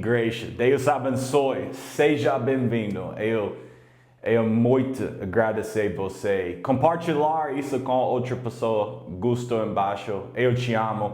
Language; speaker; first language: Portuguese; non-native, learner; English